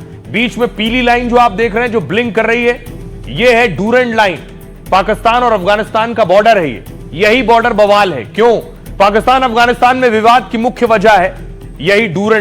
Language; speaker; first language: Hindi; native; Hindi